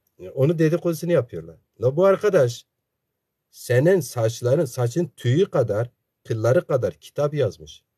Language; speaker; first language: Turkish; non-native, local second language; Zaza